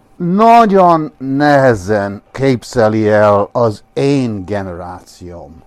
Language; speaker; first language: Hungarian; non-native, fluent; English